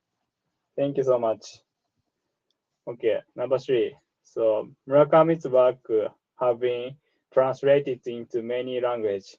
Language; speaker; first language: English; non-native, learner; Japanese